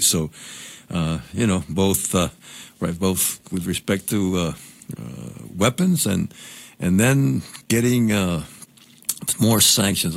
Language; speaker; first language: English; non-native, local second language; Spanish